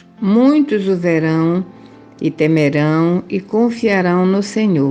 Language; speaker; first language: Portuguese; native; Portuguese